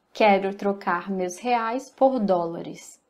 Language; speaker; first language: Portuguese; non-native, fluent; English